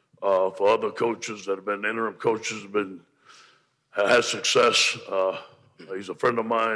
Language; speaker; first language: English; native; English